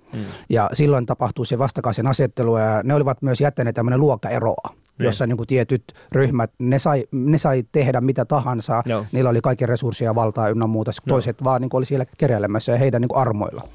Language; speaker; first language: Finnish; non-native, fluent; Somali